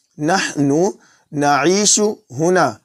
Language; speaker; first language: Arabic; non-native, fluent; Urdu